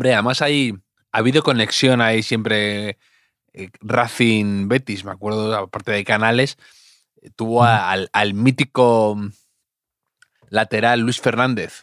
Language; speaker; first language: Spanish; native; Spanish